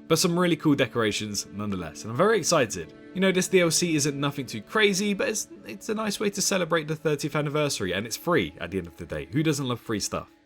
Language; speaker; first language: English; native; English